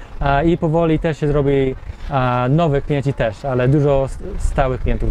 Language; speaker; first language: Polish; early bilingual, heritage; Polish